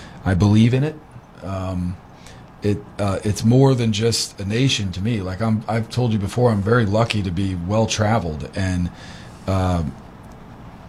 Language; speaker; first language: English; native; English